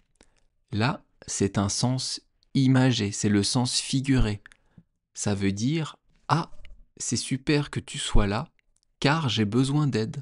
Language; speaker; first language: French; native; French